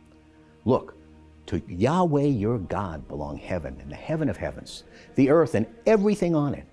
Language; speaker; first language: English; native; English